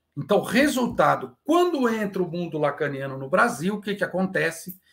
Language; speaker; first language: Portuguese; native; Portuguese